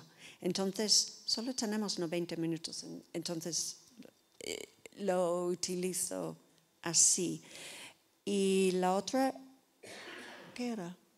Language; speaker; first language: Spanish; non-native, fluent; English